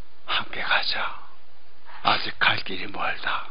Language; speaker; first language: Korean; native; Korean